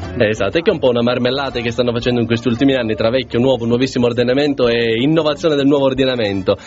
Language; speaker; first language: Italian; native; Italian